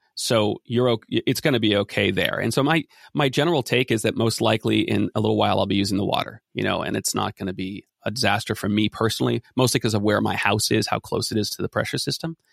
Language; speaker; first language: English; native; English